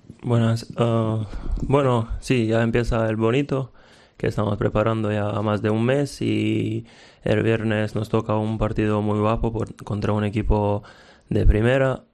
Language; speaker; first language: Spanish; non-native, fluent; Serbian